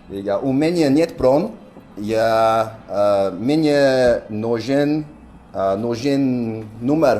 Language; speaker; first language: Russian; non-native, learner; English